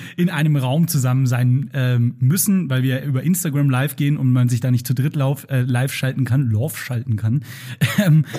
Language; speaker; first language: German; native; German